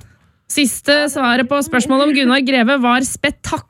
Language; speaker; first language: Norwegian; native; Norwegian